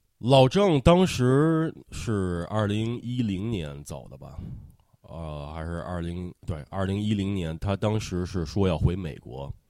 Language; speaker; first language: Chinese; early bilingual, heritage; Chinese